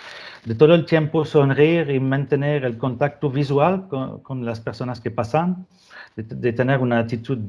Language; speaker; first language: Spanish; non-native, fluent; French